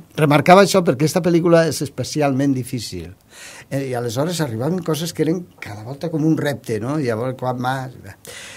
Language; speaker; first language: Catalan; non-native, local second language; Spanish